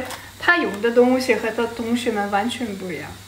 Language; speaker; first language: Chinese; non-native, learner; Russian